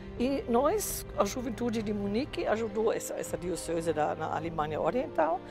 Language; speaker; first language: Portuguese; non-native, fluent; German